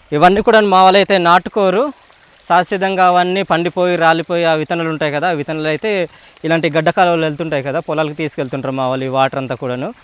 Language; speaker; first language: Telugu; non-native, local second language; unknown